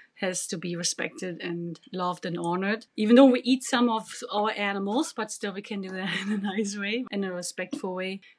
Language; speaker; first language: English; non-native, fluent; German